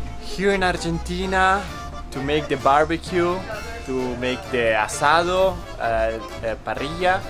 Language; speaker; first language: English; non-native, learner; Italian